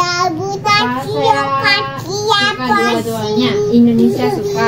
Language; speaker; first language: Indonesian; non-native, learner; Japanese